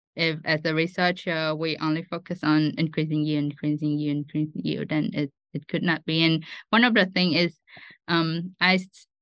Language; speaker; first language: English; non-native, fluent; Vietnamese